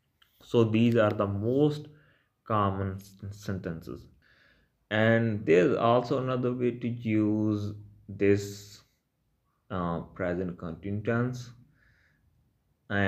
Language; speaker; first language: English; non-native, local second language; Punjabi